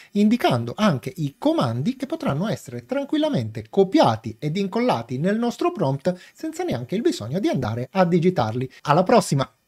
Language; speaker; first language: Italian; native; Italian